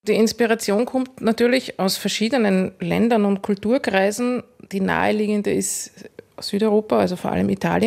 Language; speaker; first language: German; native; German